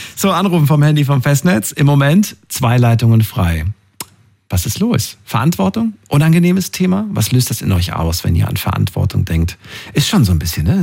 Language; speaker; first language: German; native; German